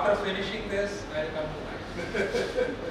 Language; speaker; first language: English; non-native, local second language; Hindi